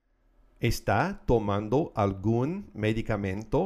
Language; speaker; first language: Spanish; non-native, fluent; English